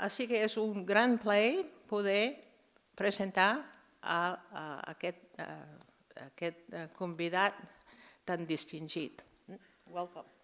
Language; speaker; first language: Catalan; non-native, fluent; English